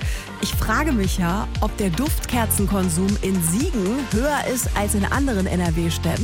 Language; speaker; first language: German; native; German